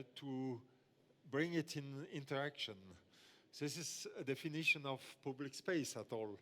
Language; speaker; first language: English; non-native, fluent; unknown